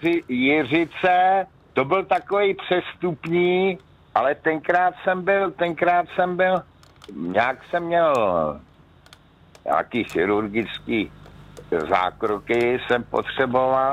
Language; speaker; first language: Czech; native; Czech